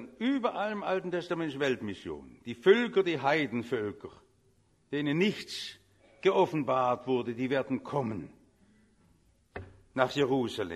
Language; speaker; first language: German; native; German